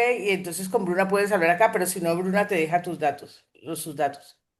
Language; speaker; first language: Spanish; native; Spanish